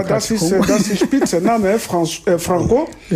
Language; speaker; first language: German; non-native, fluent; Lingala